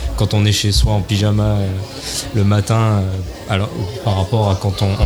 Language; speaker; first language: French; native; French